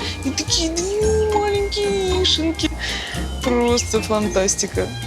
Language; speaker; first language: Russian; native; Russian